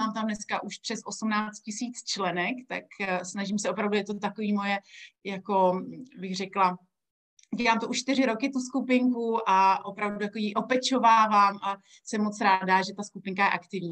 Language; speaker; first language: Czech; native; Czech